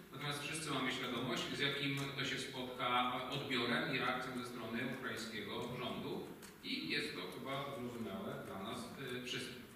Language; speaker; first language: Polish; native; Polish